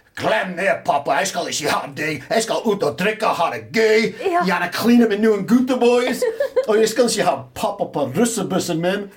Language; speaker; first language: Norwegian; non-native, fluent; English